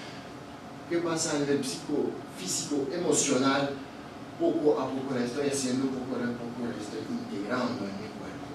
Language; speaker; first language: Spanish; non-native, fluent; Italian